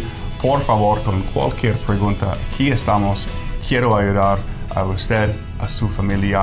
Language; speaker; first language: Spanish; non-native, fluent; English